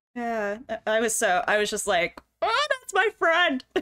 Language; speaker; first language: English; native; English